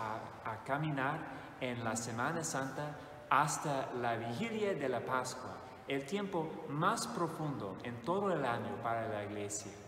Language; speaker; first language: Spanish; non-native, fluent; English